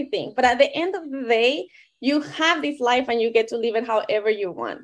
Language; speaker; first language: English; non-native, fluent; Spanish